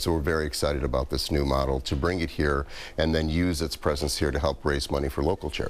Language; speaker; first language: English; native; English